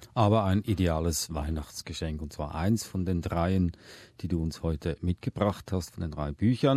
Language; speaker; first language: German; native; German